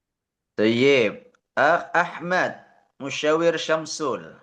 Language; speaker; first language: Arabic; non-native, fluent; Indonesian